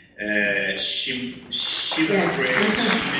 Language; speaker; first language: English; non-native, learner; Persian